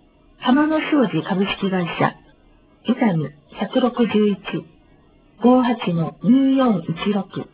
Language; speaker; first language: Japanese; native; Japanese